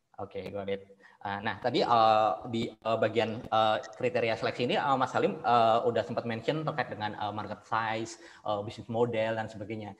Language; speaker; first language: Indonesian; native; Indonesian